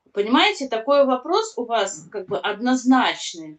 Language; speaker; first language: Russian; native; Russian